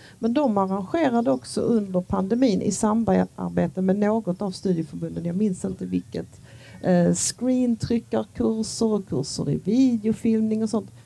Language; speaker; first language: Swedish; native; Swedish